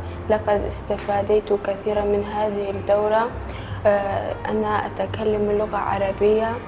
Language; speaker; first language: Arabic; non-native, learner; Kurdish